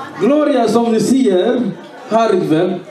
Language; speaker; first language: Swedish; non-native, fluent; Swahili